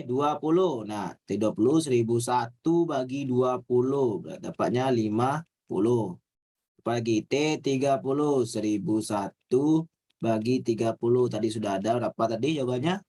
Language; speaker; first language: Indonesian; native; Indonesian